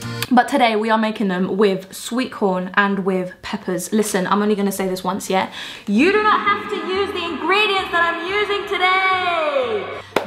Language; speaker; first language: English; early bilingual, other home language; French